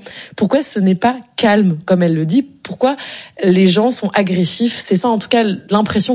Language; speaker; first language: French; native; French